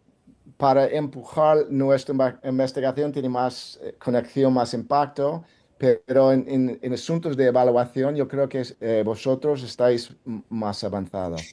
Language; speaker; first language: Spanish; non-native, fluent; English